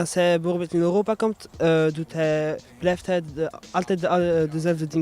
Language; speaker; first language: Dutch; non-native, local second language; French